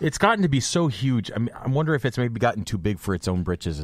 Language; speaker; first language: English; native; English